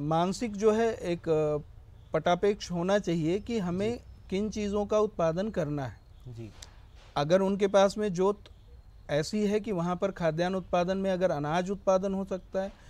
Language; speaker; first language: Hindi; native; Hindi